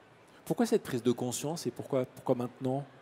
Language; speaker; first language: French; native; French